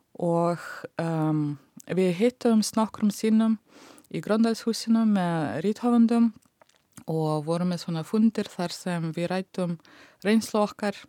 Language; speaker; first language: Icelandic; non-native, fluent; Russian